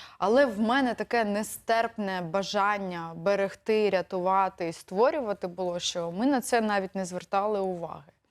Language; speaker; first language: Ukrainian; native; Ukrainian